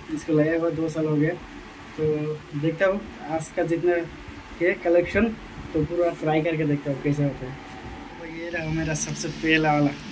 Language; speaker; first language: Hindi; non-native, local second language; Bangla